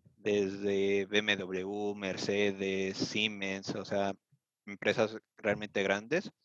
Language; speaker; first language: Spanish; native; Spanish